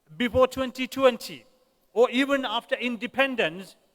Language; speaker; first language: English; non-native, local second language; Tamil